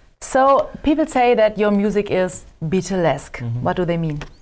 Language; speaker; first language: English; non-native, fluent; German